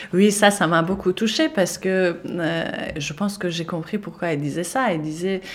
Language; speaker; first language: French; non-native, fluent; Persian